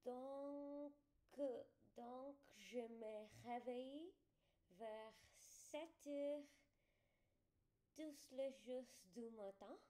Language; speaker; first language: French; non-native, learner; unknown